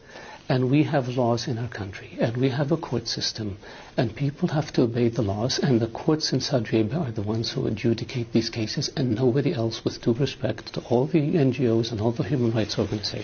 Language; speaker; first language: English; non-native, fluent; Arabic